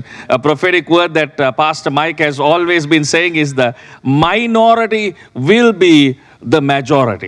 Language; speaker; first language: English; non-native, local second language; Sinhala